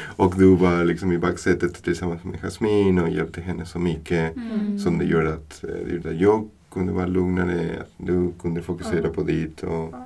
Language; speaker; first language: Swedish; non-native, fluent; Spanish